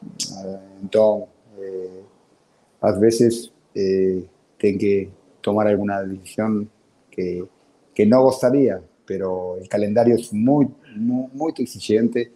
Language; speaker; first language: Portuguese; non-native, fluent; Spanish